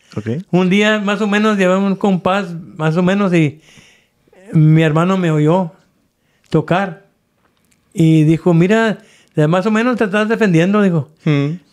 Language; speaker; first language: Spanish; native; Spanish